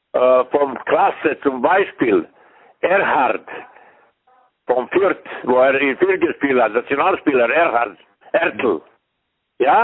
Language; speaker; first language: German; non-native, fluent; Serbian